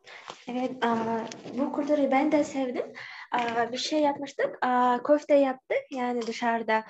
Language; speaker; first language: Turkish; non-native, learner; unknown